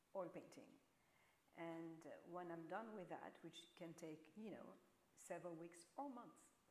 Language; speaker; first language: English; non-native, fluent; French